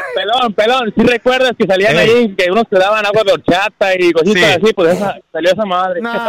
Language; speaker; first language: Spanish; native; Spanish